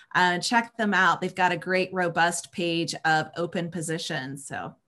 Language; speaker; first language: English; native; English